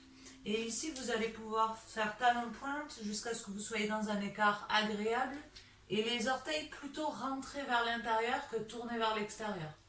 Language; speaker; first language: French; native; French